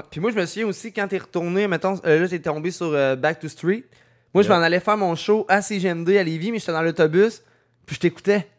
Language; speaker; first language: French; native; French